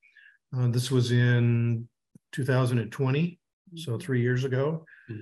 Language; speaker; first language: English; native; English